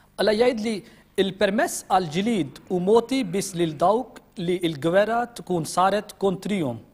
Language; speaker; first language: Maltese; non-native, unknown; Urdu